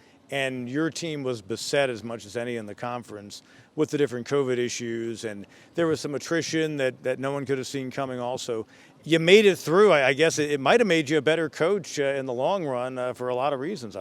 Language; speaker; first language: English; native; English